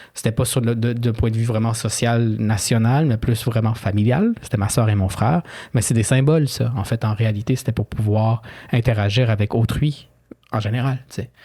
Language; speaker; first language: French; early bilingual, other home language; Spanish